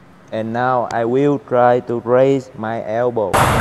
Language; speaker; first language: English; non-native, learner; Vietnamese